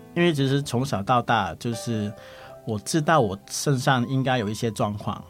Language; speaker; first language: Chinese; non-native, local second language; Cantonese